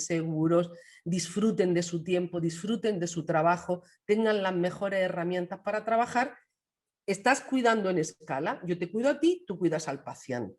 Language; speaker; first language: Spanish; native; Spanish